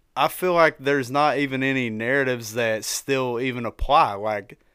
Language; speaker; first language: English; native; English